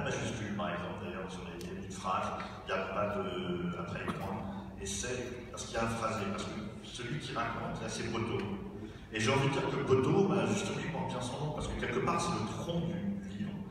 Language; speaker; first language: French; native; French